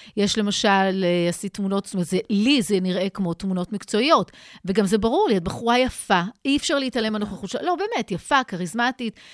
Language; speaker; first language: Hebrew; native; Hebrew